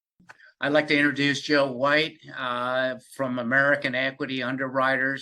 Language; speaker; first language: English; native; English